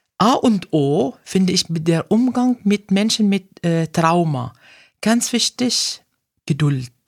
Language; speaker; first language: German; non-native, fluent; Arabic